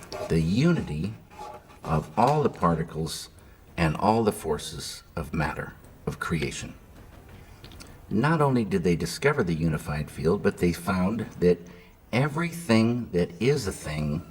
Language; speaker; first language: English; native; English